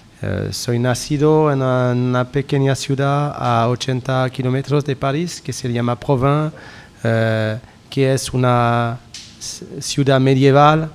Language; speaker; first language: Spanish; non-native, learner; French